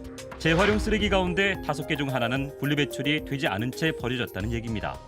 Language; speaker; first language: Korean; native; Korean